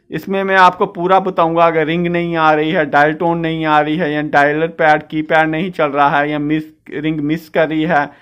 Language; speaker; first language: Hindi; non-native, local second language; Dogri